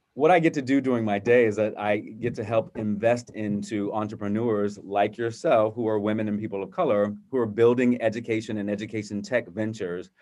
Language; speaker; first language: English; native; English